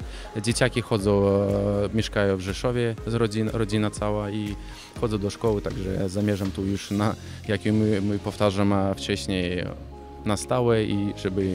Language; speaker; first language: Polish; non-native, fluent; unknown